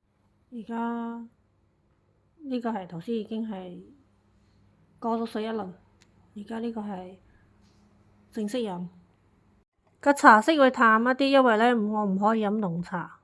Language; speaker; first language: Cantonese; native; Cantonese